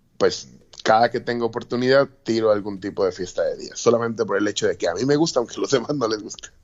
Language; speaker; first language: Spanish; native; Spanish